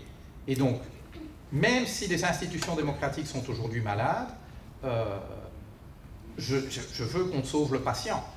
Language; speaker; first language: French; native; French